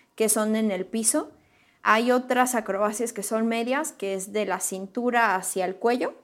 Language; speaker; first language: Spanish; native; Spanish